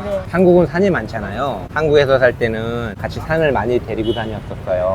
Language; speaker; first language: Korean; native; Korean